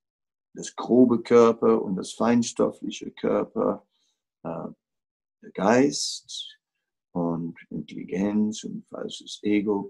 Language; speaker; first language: German; non-native, fluent; Dutch